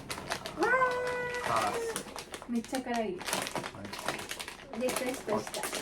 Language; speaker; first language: Japanese; non-native, fluent; Filipino